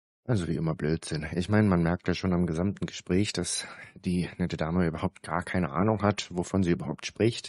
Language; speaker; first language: German; native; German